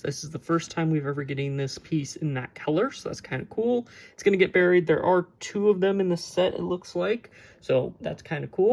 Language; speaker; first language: English; native; English